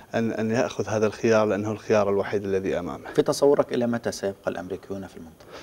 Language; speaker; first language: Arabic; native; Arabic